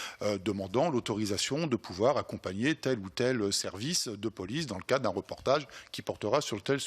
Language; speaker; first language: French; native; French